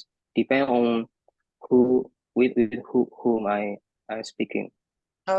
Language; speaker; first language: English; non-native, fluent; Indonesian